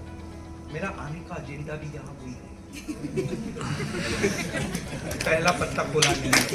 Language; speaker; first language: Hindi; native; Hindi